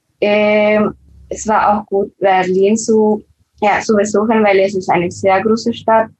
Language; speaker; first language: German; non-native, learner; Spanish